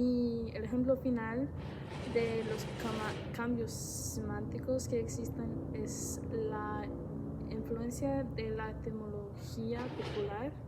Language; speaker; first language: Spanish; non-native, fluent; English